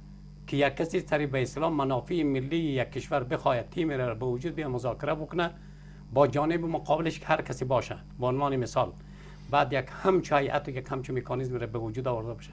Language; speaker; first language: Persian; native; Persian